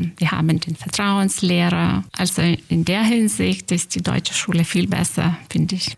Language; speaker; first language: German; non-native, fluent; Lithuanian